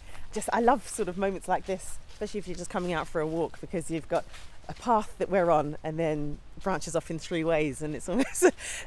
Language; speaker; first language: English; native; English